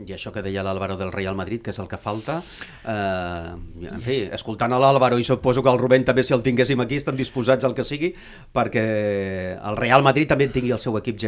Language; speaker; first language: Catalan; native; Catalan